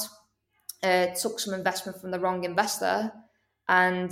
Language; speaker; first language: English; native; English